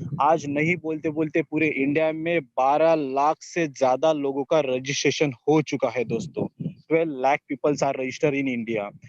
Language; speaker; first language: Hindi; non-native, local second language; Marathi